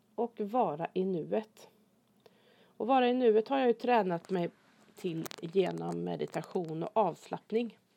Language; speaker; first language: Swedish; native; Swedish